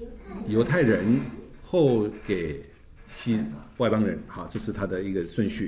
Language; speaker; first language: Chinese; native; Chinese